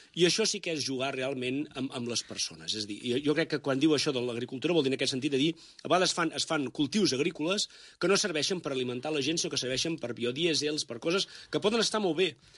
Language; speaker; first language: Catalan; native; Catalan